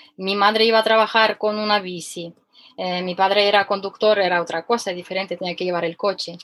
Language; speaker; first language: Spanish; non-native, fluent; Ukrainian